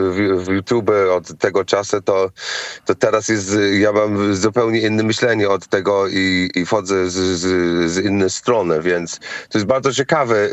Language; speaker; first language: Polish; non-native, fluent; English